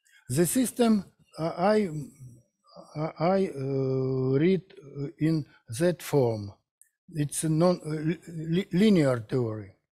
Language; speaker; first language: English; non-native, learner; Russian